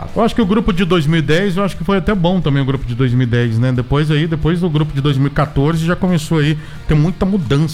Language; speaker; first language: Portuguese; native; Portuguese